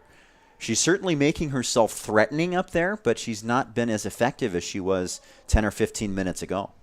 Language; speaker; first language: English; native; English